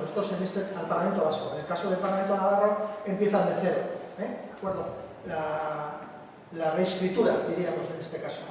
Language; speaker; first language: Spanish; native; Spanish